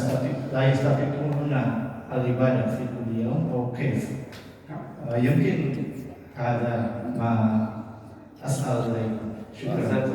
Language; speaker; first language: Arabic; non-native, learner; Indonesian